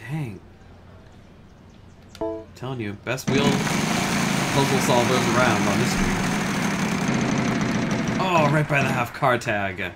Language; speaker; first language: English; native; English